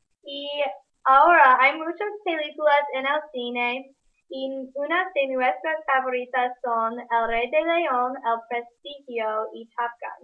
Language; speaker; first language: Spanish; non-native, learner; English